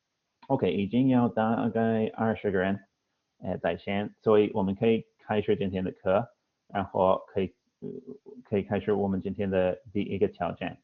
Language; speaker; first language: Chinese; non-native, fluent; English